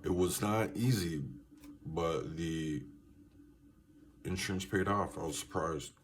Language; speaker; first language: English; native; English